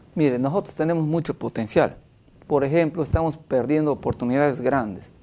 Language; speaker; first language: Spanish; native; Spanish